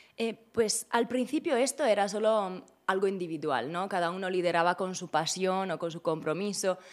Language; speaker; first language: Spanish; non-native, fluent; Italian